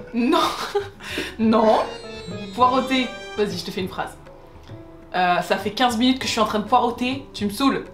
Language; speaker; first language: French; native; French